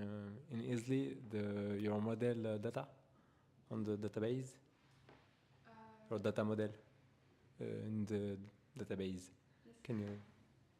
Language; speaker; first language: English; non-native, learner; French